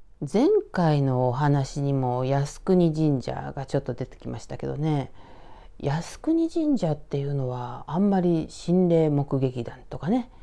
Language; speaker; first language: Japanese; native; Japanese